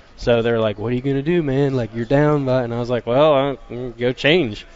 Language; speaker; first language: English; native; English